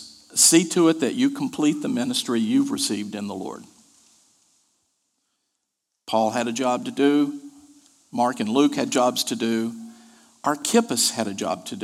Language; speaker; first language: English; native; English